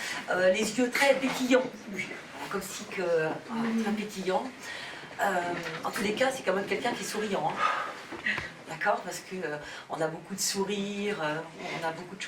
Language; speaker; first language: French; native; French